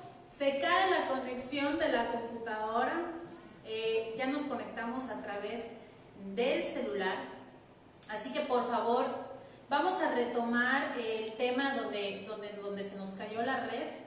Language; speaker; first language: Spanish; native; Spanish